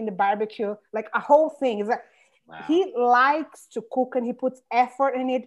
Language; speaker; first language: English; non-native, fluent; Portuguese